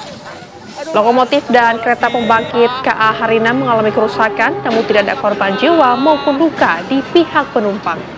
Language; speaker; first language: Indonesian; native; Indonesian